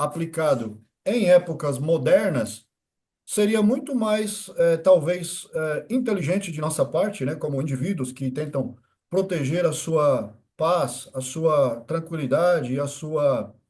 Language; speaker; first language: Portuguese; native; Portuguese